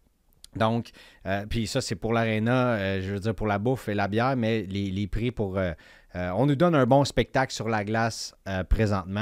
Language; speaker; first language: French; native; French